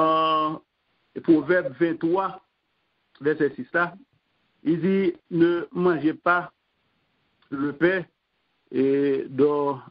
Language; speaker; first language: French; non-native, local second language; Haitian Creole